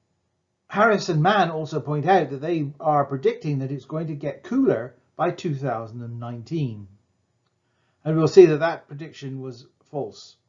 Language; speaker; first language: English; native; English